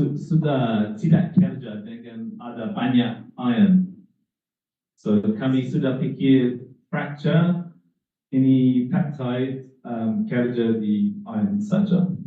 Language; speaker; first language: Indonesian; non-native, learner; English